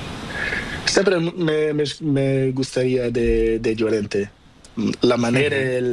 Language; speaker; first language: Spanish; non-native, learner; Portuguese